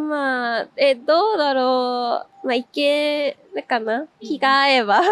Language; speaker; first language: Japanese; native; Japanese